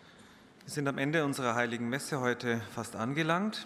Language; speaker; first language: German; native; German